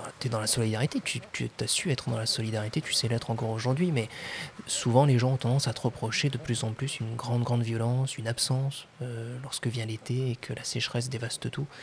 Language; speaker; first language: French; native; French